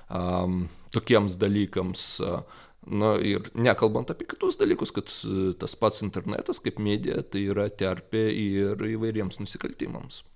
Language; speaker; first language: Lithuanian; non-native, local second language; Russian